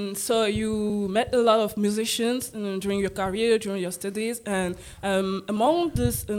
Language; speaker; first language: English; non-native, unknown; French